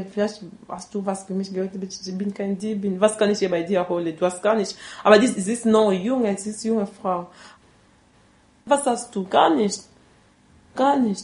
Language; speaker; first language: German; non-native, learner; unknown